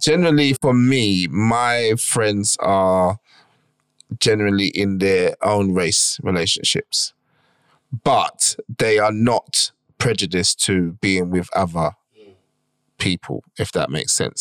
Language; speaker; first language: English; native; English